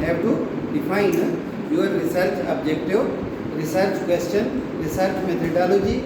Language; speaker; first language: English; non-native, local second language; Urdu